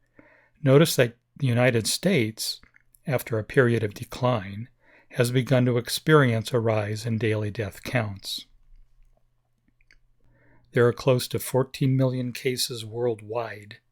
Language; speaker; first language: English; native; English